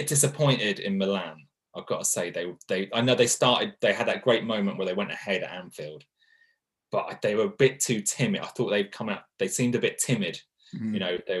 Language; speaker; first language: English; native; English